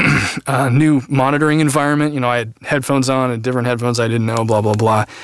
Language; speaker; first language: English; native; English